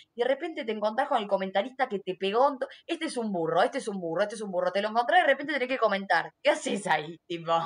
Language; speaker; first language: Spanish; native; Spanish